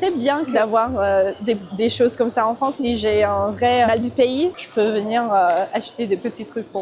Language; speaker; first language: French; non-native, fluent; English